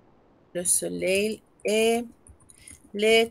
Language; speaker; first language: French; non-native, fluent; Spanish